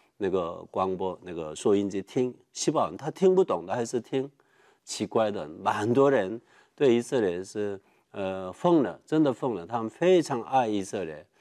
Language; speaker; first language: Chinese; non-native, fluent; Korean